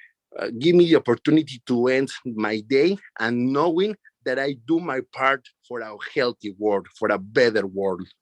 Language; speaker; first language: English; non-native, learner; Spanish